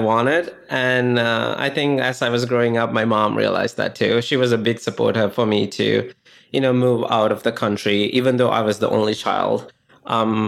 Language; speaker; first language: English; non-native, local second language; Sinhala